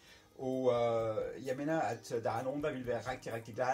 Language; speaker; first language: Danish; non-native, fluent; French